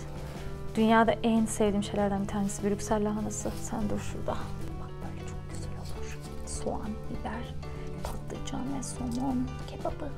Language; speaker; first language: Turkish; native; Turkish